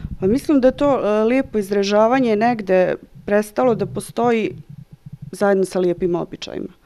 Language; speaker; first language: Serbian; native; Serbian